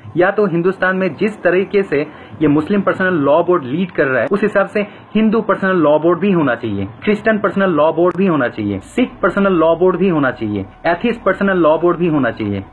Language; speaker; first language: Hindi; non-native, fluent; Bangla